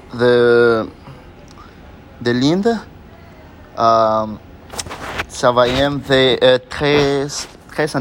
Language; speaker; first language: French; non-native, learner; Spanish